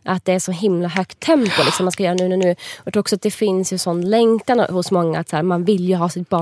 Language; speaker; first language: Swedish; native; Swedish